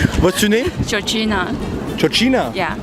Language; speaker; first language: English; non-native, learner; Turkish